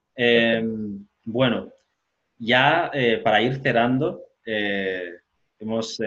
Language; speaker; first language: Spanish; non-native, local second language; Fang